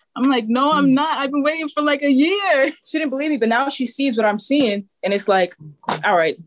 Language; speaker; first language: English; native; English